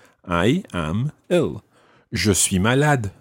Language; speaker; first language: French; non-native, fluent; English